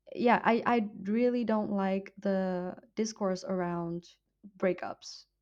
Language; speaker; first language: English; non-native, fluent; Vietnamese